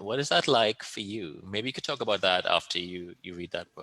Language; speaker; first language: English; native; English